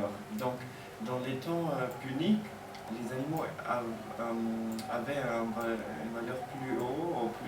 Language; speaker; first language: French; non-native, learner; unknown